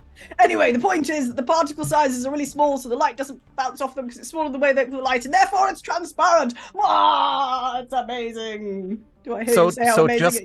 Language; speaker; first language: English; native; English